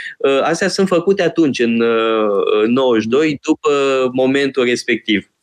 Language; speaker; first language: Romanian; native; Romanian